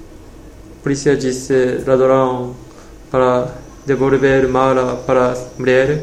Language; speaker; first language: Spanish; non-native, learner; Portuguese